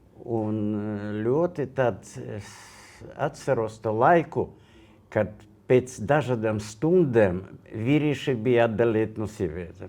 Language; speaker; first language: Latvian; non-native, local second language; Russian